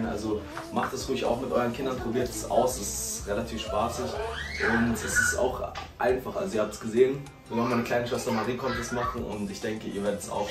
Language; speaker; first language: German; native; German